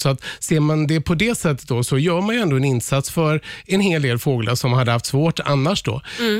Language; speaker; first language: Swedish; native; Swedish